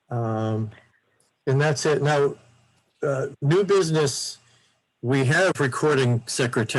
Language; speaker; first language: English; native; English